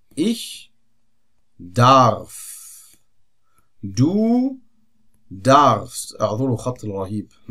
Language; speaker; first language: German; non-native, fluent; Arabic